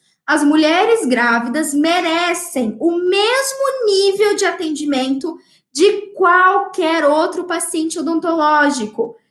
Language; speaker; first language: Portuguese; native; Portuguese